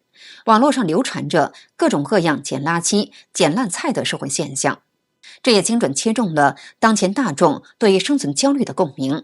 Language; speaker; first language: Chinese; native; Chinese